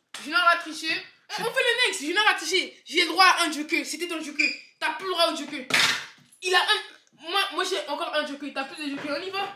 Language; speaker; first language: French; native; French